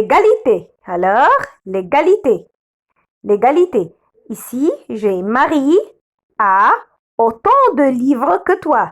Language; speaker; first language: French; non-native, fluent; Arabic